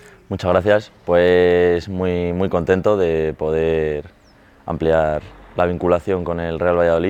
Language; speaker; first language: Spanish; native; Spanish